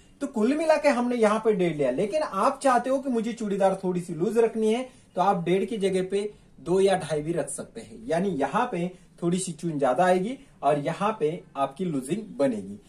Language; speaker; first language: Hindi; non-native, local second language; Marathi